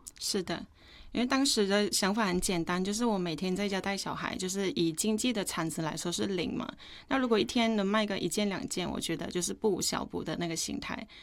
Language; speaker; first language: Chinese; non-native, fluent; Thai